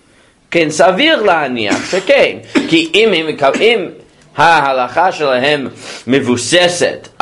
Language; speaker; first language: Hebrew; non-native, fluent; English